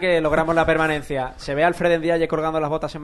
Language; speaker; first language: Spanish; native; Spanish